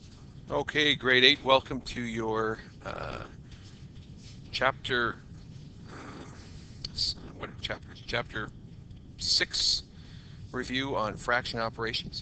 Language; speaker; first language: English; native; English